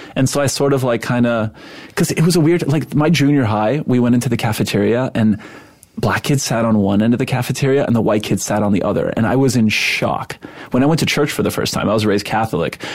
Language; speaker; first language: English; non-native, fluent; Polish